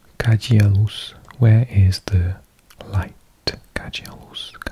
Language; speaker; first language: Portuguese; non-native, learner; English